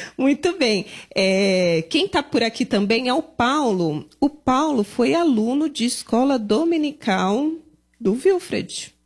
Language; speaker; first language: Portuguese; native; Portuguese